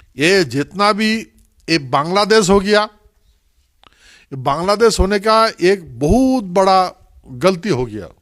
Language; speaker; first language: Hindi; non-native, local second language; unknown